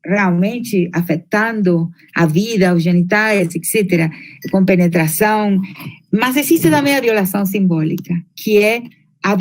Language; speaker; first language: Portuguese; non-native, fluent; Spanish